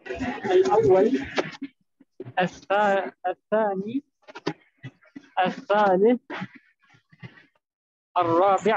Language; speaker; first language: Arabic; non-native, learner; German